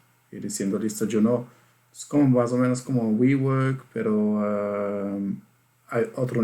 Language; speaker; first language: Spanish; non-native, fluent; German